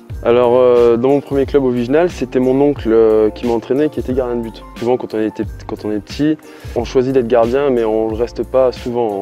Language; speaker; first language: French; native; French